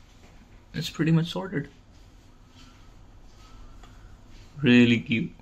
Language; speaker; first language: English; non-native, local second language; Hindi